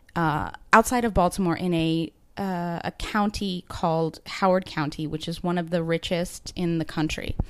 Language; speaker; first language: English; native; English